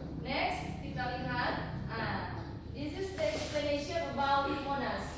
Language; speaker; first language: English; non-native, learner; Indonesian